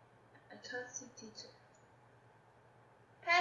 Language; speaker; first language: English; non-native, learner; Chinese